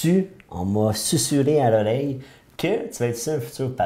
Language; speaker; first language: French; native; French